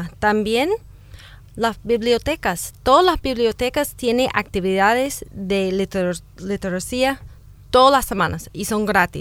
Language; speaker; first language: Spanish; non-native, fluent; English